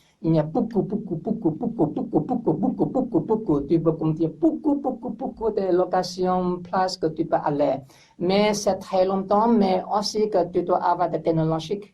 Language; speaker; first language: French; non-native, learner; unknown